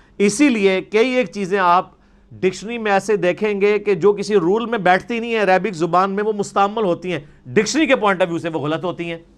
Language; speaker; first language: Urdu; non-native, local second language; Punjabi